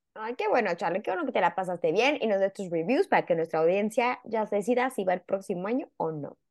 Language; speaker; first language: Spanish; native; Spanish